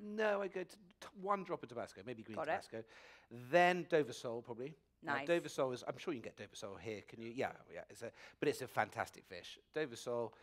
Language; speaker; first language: English; native; English